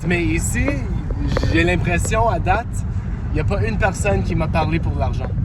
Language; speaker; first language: French; non-native, local second language; English